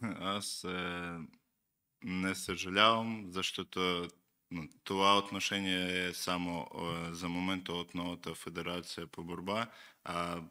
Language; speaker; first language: Bulgarian; non-native, learner; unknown